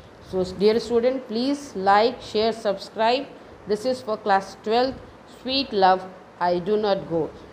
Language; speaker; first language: English; non-native, local second language; Hindi